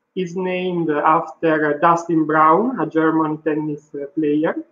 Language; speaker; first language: English; non-native, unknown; Italian